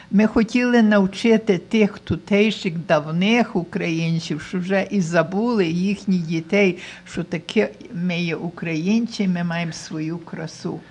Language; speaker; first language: Ukrainian; early bilingual, heritage; Ukrainian